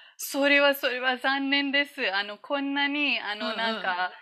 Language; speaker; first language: Japanese; non-native, fluent; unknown